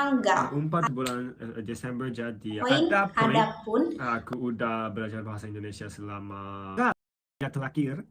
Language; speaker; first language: Indonesian; non-native, learner; Japanese